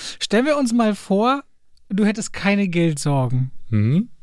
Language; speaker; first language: German; native; German